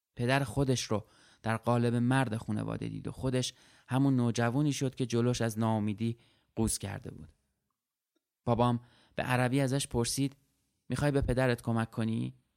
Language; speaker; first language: Persian; early bilingual, other home language; Arabic